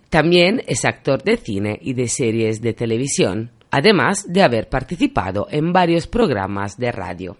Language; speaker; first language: Spanish; non-native, fluent; Italian